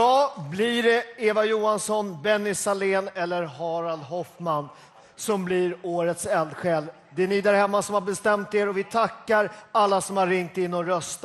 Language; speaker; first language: Swedish; native; Swedish